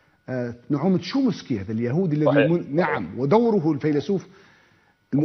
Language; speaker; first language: Arabic; native; Arabic